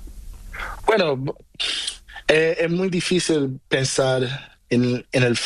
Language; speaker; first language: Spanish; non-native, learner; Portuguese